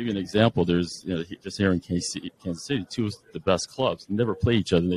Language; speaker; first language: English; native; English